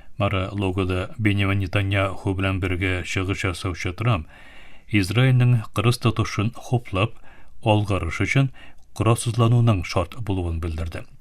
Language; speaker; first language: Tatar; early bilingual, heritage; Tatar